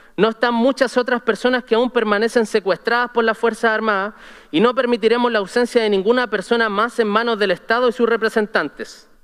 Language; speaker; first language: Spanish; native; Spanish